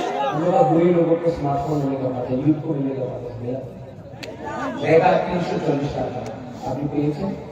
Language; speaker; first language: Hindi; non-native, local second language; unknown